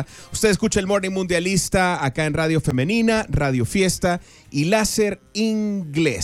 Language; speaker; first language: Spanish; native; Spanish